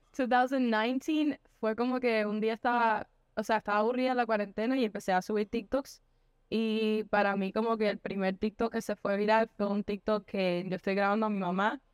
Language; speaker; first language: Spanish; early bilingual, heritage; Spanish